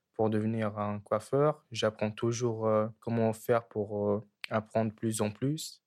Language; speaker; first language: French; early bilingual, other home language; Arabic